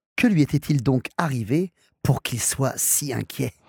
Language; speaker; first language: French; native; French